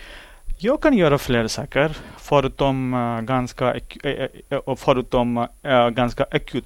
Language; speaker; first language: Swedish; non-native, learner; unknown